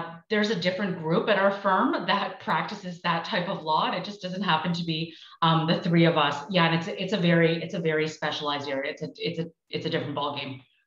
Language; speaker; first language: English; early bilingual, other home language; Chinese